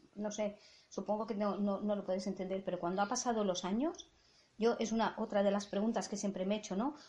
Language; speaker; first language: Spanish; non-native, local second language; Catalan